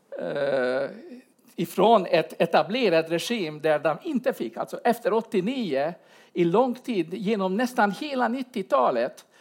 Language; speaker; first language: Swedish; non-native, fluent; Hungarian